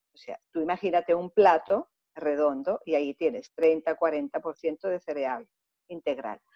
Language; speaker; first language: Spanish; non-native, fluent; Greek